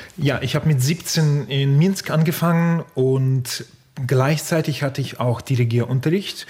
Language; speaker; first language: German; non-native, fluent; Russian